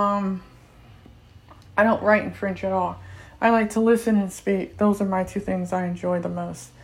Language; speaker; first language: English; native; English